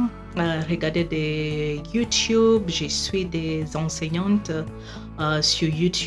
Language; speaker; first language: French; non-native, fluent; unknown